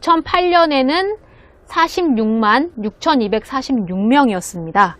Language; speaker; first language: Korean; native; Korean